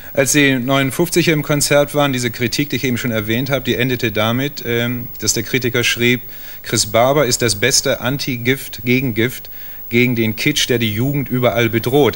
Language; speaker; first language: German; native; German